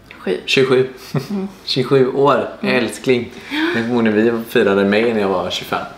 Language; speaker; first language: Swedish; native; Swedish